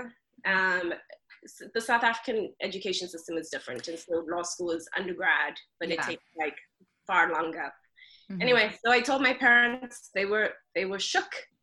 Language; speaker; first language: English; non-native, local second language; Xhosa